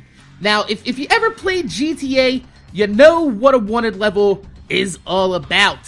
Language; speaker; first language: English; native; English